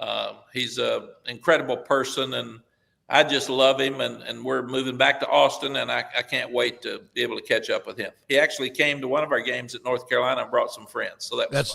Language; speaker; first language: English; native; English